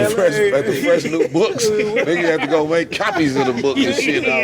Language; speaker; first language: English; native; English